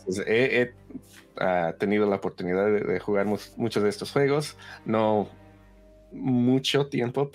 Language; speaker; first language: Spanish; early bilingual, heritage; Spanish